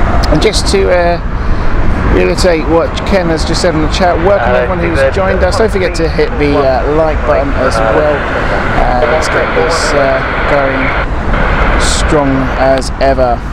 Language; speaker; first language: English; native; English